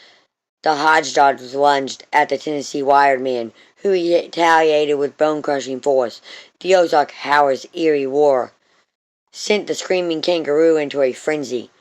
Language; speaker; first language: English; native; English